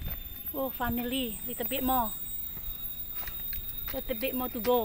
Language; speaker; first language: English; non-native, learner; Indonesian